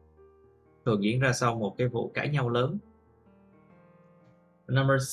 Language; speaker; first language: Vietnamese; native; Vietnamese